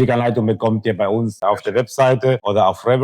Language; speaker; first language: German; non-native, fluent; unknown